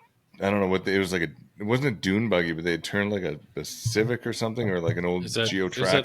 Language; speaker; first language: English; native; English